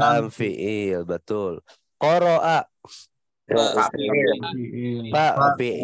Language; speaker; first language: Indonesian; native; Indonesian